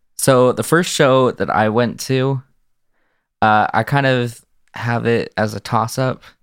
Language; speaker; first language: English; native; English